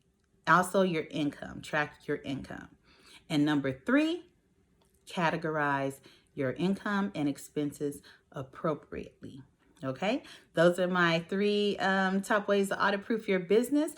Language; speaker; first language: English; native; English